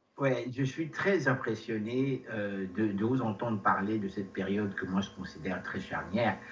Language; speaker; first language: French; non-native, local second language; Lingala